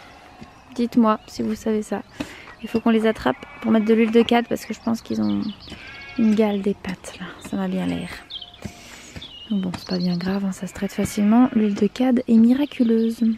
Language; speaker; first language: French; native; French